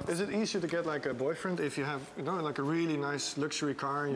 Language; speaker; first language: English; non-native, fluent; Dutch